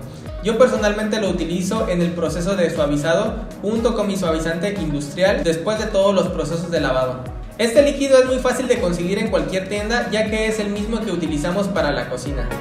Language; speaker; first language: Spanish; native; Spanish